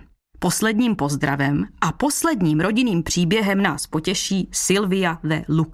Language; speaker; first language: Czech; native; Czech